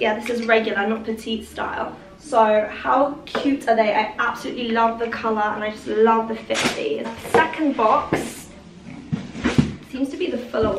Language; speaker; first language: English; early bilingual, other home language; Persian